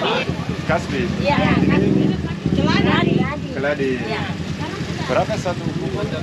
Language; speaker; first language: Indonesian; non-native, learner; German